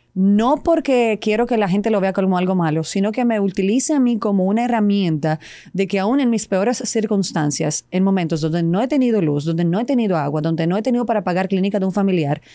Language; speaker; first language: Spanish; non-native, fluent; Serbian